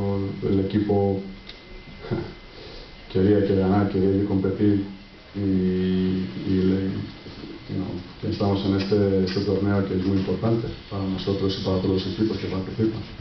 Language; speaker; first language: Spanish; non-native, fluent; Greek